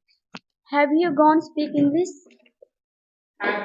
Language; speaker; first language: English; non-native, learner; Hindi